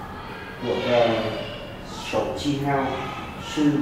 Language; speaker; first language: Chinese; non-native, learner; Vietnamese